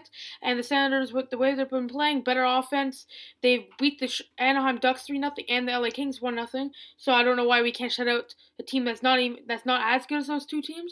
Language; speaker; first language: English; native; English